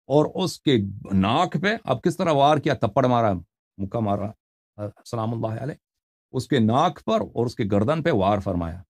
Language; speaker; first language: Urdu; non-native, fluent; Persian